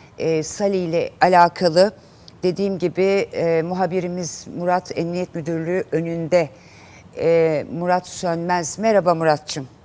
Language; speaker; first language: Turkish; native; Turkish